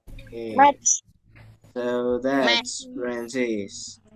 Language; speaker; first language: English; non-native, fluent; Indonesian